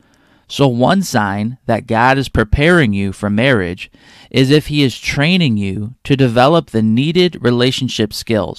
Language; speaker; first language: English; native; English